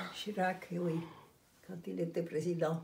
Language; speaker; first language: French; non-native, fluent; Italian